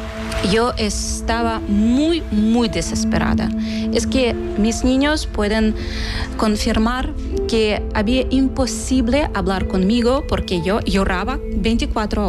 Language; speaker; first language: Spanish; non-native, fluent; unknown